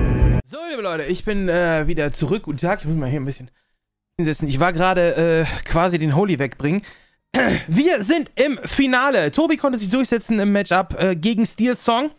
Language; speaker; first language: German; native; German